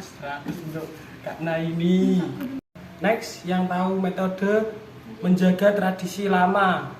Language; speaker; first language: Indonesian; native; Indonesian